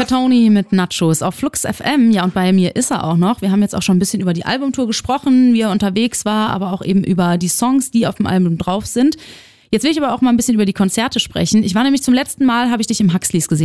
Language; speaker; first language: German; native; German